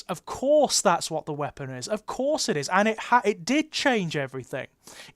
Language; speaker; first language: English; native; English